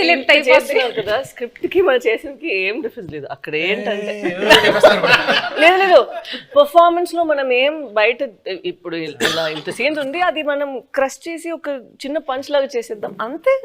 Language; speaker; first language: Telugu; non-native, fluent; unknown